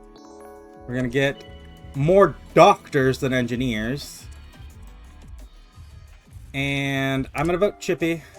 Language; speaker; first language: English; native; English